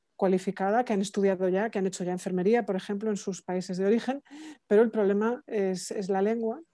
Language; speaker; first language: Spanish; native; Spanish